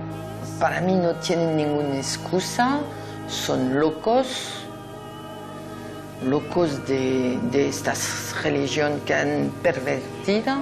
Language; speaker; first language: Spanish; non-native, fluent; French